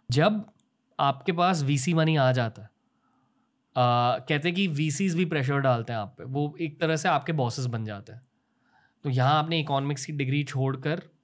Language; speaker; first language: Hindi; native; Hindi